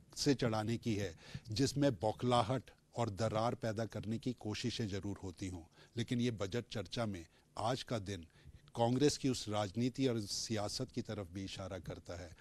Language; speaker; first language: Hindi; native; Hindi